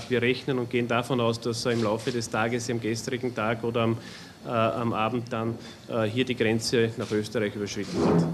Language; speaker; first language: German; native; German